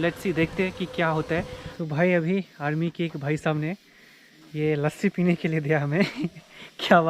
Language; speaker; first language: Hindi; native; Hindi